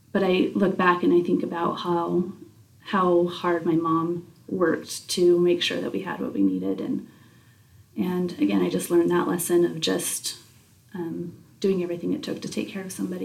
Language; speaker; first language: English; native; English